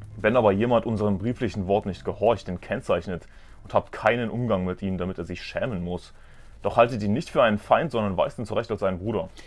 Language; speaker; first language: German; native; German